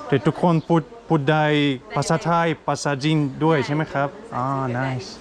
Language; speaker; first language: Thai; non-native, learner; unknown